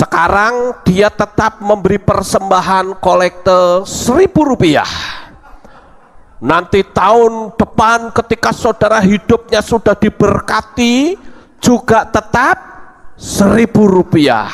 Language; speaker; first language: Indonesian; native; Indonesian